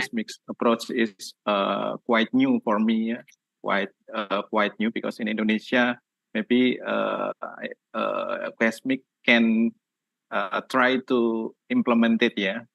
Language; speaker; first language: English; non-native, learner; Indonesian